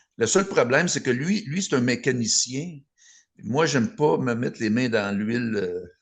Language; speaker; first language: French; native; French